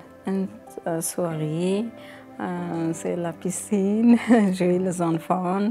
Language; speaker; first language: French; non-native, learner; Persian